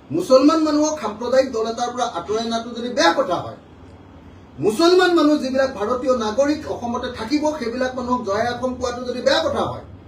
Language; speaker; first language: Assamese; native; Assamese